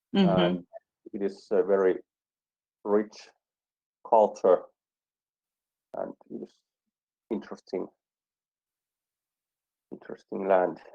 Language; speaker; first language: English; non-native, fluent; Finnish